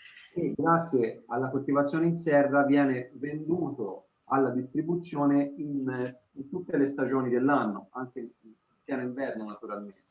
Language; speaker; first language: Italian; native; Italian